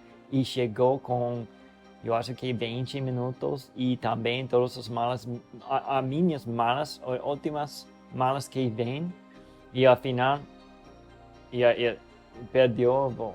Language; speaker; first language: Portuguese; non-native, learner; English